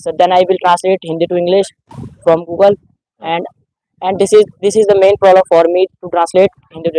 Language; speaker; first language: English; non-native, learner; Hindi